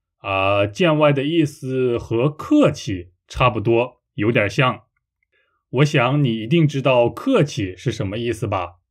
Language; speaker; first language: Chinese; native; Chinese